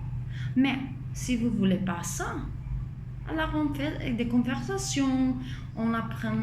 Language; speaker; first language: French; non-native, fluent; Spanish